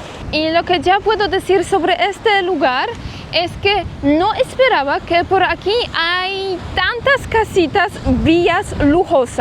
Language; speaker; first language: Spanish; non-native, fluent; Polish